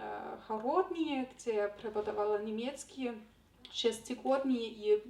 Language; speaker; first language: Polish; non-native, learner; Belarusian